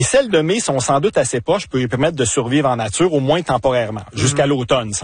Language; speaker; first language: French; native; French